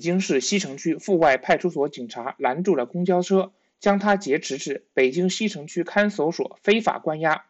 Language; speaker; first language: Chinese; native; Chinese